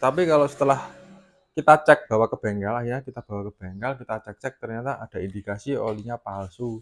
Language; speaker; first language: Indonesian; native; Indonesian